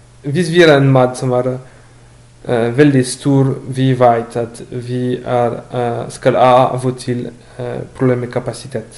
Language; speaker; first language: Norwegian; non-native, learner; French